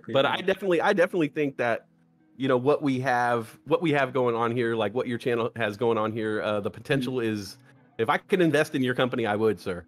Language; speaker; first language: English; native; English